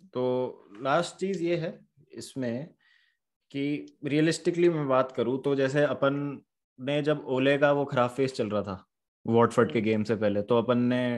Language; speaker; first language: Hindi; native; Hindi